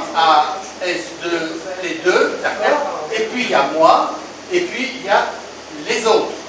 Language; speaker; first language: French; native; French